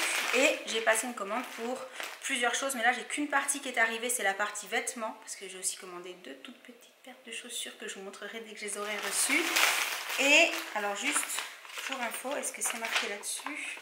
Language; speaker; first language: French; native; French